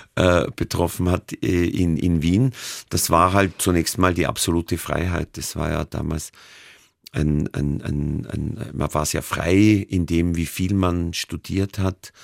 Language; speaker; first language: German; native; German